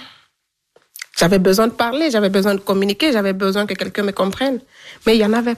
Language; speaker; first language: French; non-native, local second language; Fula